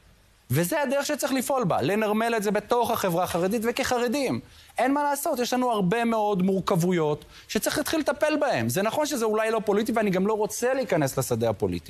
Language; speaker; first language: Hebrew; native; Hebrew